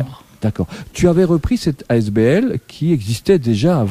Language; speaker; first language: French; native; French